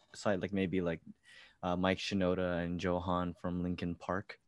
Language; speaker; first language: English; native; English